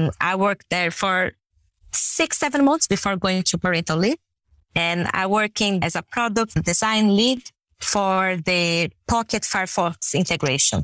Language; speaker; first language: English; non-native, fluent; Portuguese